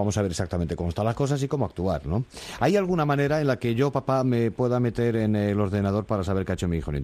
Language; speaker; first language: Spanish; native; Spanish